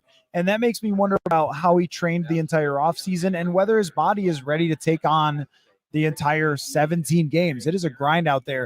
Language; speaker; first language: English; native; English